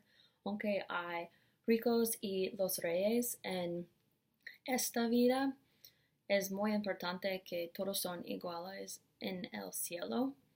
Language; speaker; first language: Spanish; non-native, learner; English